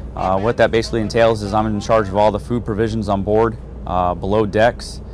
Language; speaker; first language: English; native; English